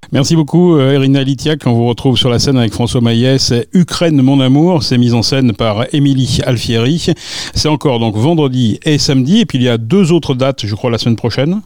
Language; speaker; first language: French; native; French